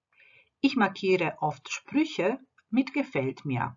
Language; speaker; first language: German; non-native, fluent; Croatian